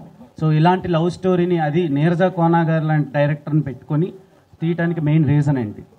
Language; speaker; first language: Telugu; native; Telugu